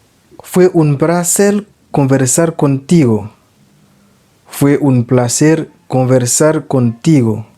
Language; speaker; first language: Spanish; non-native, learner; Haitian Creole